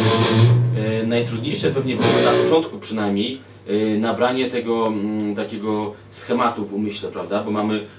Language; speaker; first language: Polish; native; Polish